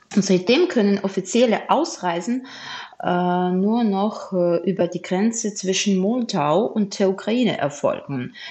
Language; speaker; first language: German; non-native, fluent; Ukrainian